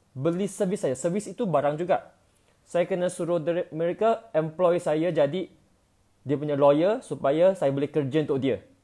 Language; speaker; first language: Malay; non-native, local second language; Chinese